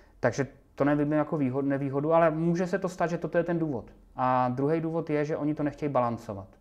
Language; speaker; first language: Czech; native; Czech